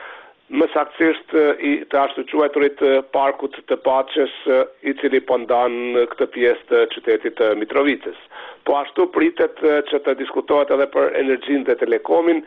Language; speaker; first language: Albanian; native; Albanian